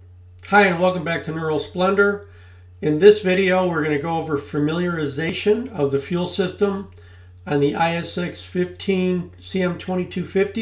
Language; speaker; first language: English; native; English